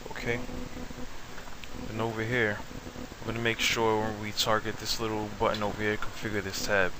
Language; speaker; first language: English; native; English